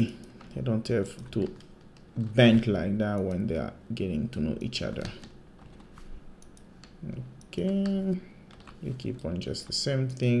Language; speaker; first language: English; non-native, fluent; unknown